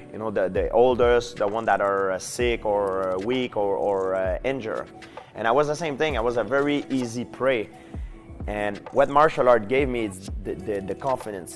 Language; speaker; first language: English; non-native, local second language; French